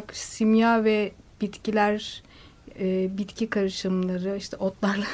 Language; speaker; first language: Turkish; native; Turkish